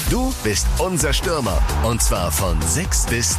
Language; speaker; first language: German; native; German